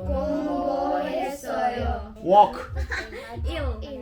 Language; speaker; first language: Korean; non-native, learner; Cebuano